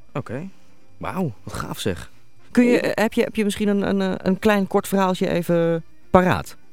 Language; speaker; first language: Dutch; native; Dutch